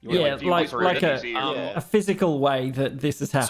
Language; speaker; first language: English; native; English